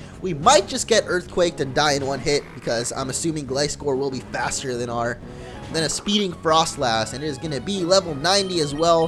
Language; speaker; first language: English; native; English